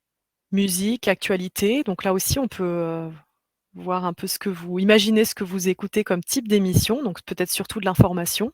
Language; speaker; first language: French; native; French